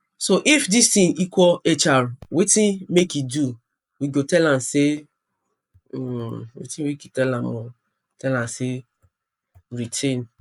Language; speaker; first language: Nigerian Pidgin; non-native, local second language; Yoruba